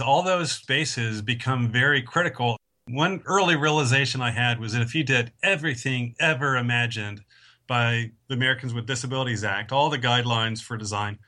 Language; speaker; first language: English; native; English